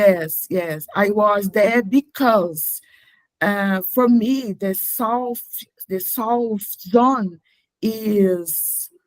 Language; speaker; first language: English; non-native, learner; Portuguese